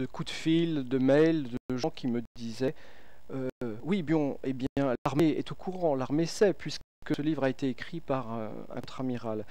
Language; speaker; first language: French; native; French